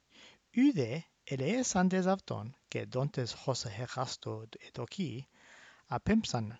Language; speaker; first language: Greek; non-native, fluent; English